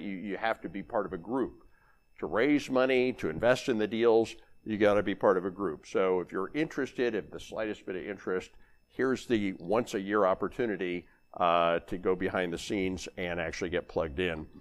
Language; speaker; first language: English; native; English